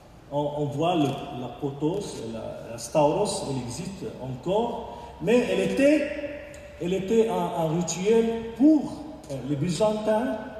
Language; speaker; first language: French; non-native, local second language; Arabic